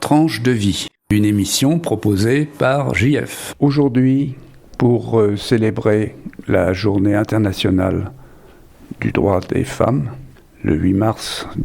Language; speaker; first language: French; native; French